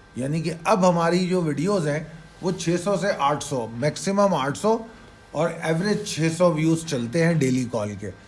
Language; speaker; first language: Urdu; native; Urdu